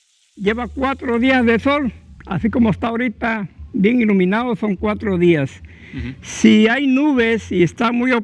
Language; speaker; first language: Spanish; native; Spanish